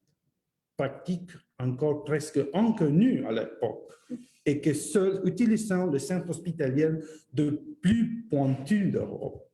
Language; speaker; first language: French; non-native, fluent; Spanish